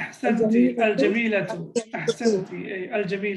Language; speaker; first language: Arabic; non-native, fluent; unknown